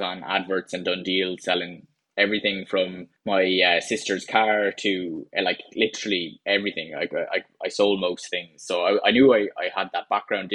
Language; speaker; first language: English; native; English